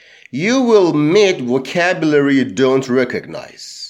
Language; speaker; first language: English; non-native, fluent; Persian